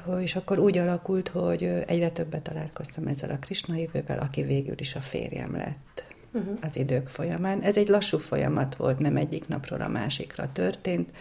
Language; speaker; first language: Hungarian; native; Hungarian